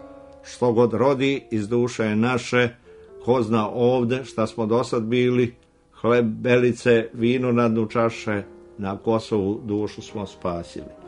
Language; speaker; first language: Serbian; native; Serbian